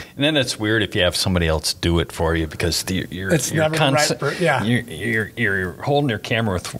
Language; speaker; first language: English; native; English